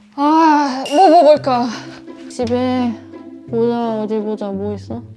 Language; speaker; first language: Korean; non-native, fluent; German